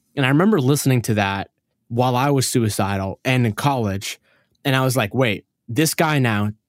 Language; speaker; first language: English; early bilingual, other home language; Arabic